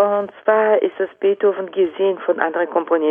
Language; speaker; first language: German; non-native, fluent; Japanese